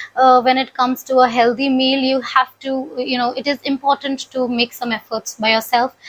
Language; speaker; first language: English; non-native, local second language; Punjabi